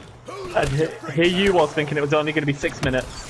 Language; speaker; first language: English; native; English